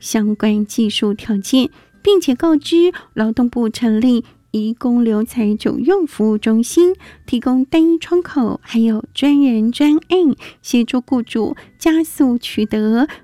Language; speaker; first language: Chinese; native; Chinese